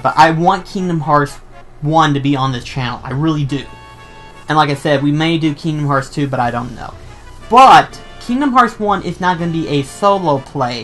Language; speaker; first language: English; native; English